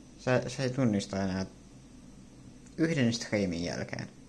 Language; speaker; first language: Finnish; non-native, learner; English